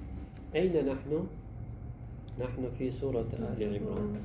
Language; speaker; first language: Arabic; non-native, fluent; Malay